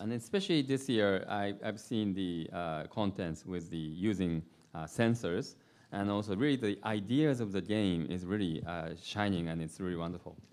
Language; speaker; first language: English; non-native, fluent; Japanese